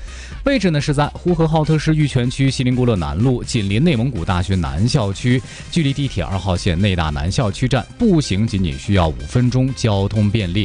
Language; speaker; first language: Chinese; native; Chinese